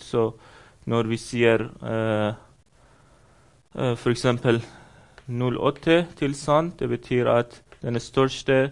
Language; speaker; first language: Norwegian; non-native, fluent; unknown